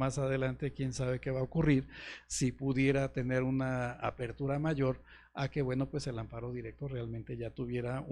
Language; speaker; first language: Spanish; native; Spanish